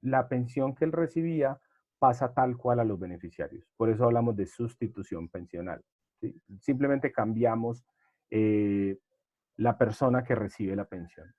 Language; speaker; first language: Spanish; native; Spanish